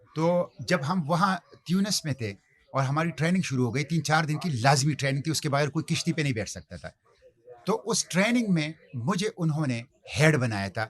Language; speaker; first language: Urdu; non-native, local second language; Pashto